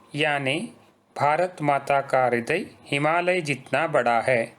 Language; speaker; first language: Hindi; non-native, local second language; Kannada